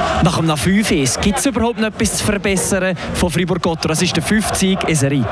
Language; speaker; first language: German; native; German